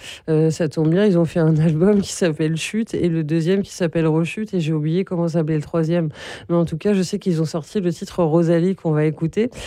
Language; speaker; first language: French; native; French